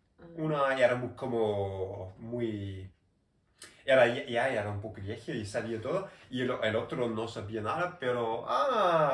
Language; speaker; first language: Spanish; non-native, learner; German